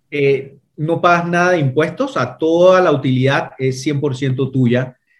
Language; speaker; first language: Spanish; native; Spanish